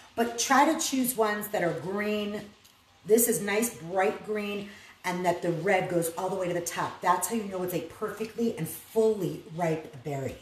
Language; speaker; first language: English; native; English